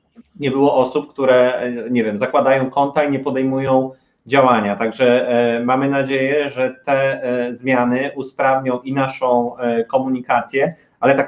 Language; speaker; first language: Polish; native; Polish